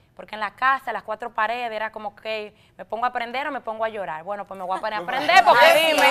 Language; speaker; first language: Spanish; native; Spanish